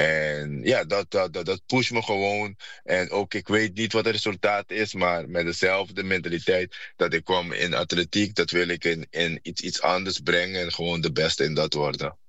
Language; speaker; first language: Dutch; non-native, fluent; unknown